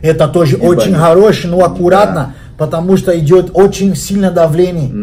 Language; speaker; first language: Russian; non-native, learner; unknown